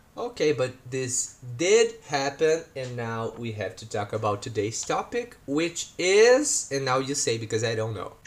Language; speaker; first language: English; non-native, fluent; Portuguese